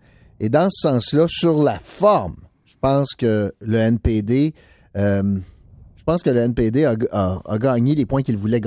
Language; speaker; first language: French; native; French